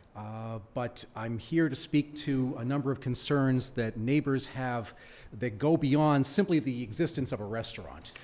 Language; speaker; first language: English; native; English